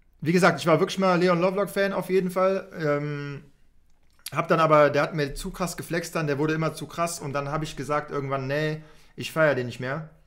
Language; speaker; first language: German; native; German